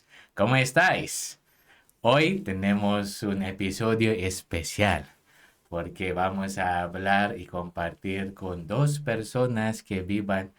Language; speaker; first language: Spanish; non-native, fluent; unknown